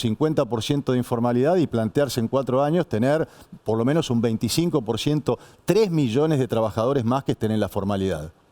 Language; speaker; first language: Spanish; native; Spanish